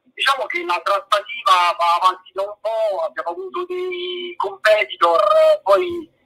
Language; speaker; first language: Italian; native; Italian